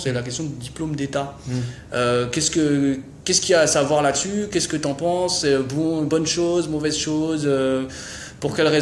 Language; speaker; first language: French; native; French